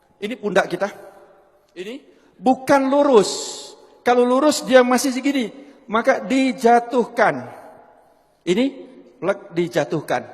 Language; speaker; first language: Indonesian; non-native, local second language; Javanese